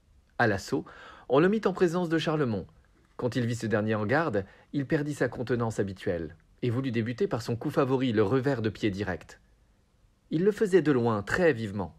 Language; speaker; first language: French; native; French